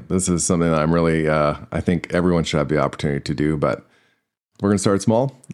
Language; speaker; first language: English; native; English